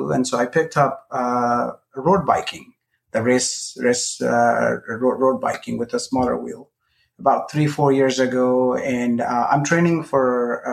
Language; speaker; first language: English; non-native, local second language; Nepali